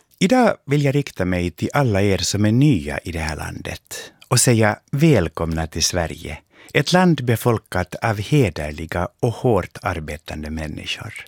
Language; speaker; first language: Swedish; native; Swedish